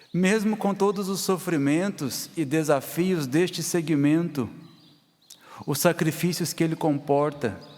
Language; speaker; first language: Portuguese; native; Portuguese